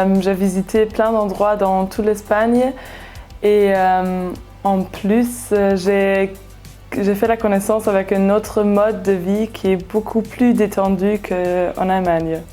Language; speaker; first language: French; non-native, fluent; German